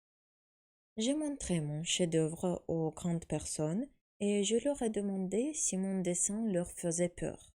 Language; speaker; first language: French; non-native, fluent; Ukrainian